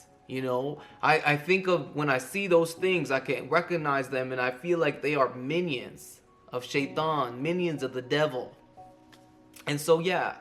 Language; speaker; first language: English; native; English